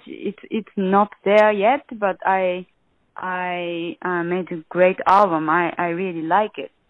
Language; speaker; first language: English; non-native, learner; Japanese